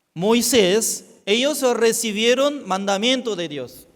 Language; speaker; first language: Spanish; non-native, fluent; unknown